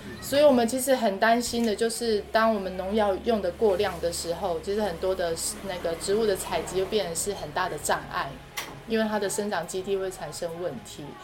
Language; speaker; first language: Chinese; non-native, local second language; Amis